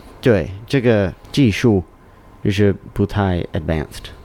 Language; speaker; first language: Chinese; non-native, learner; English